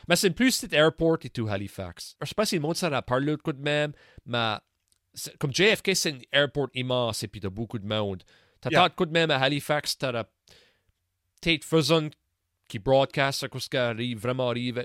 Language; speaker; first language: French; early bilingual, heritage; French